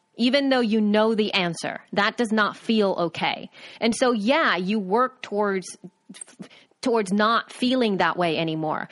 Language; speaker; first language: English; native; English